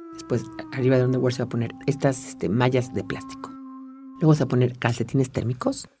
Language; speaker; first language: Spanish; native; Spanish